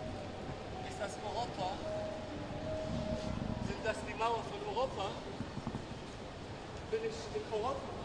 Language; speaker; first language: German; non-native, learner; Arabic